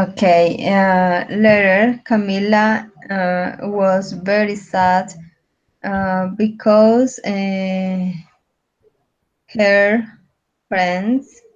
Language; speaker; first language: English; non-native, learner; Spanish